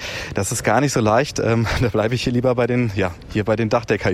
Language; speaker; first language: German; native; German